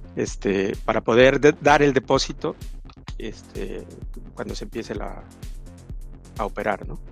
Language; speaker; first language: Spanish; native; Spanish